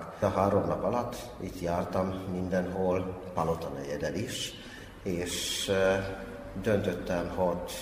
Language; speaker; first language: Hungarian; non-native, fluent; Finnish